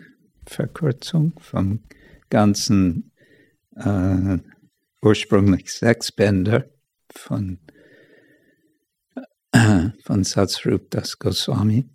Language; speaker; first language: German; non-native, fluent; English